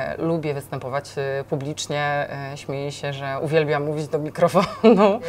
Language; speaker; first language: Polish; native; Polish